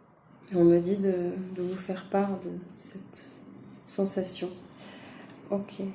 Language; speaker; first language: French; native; French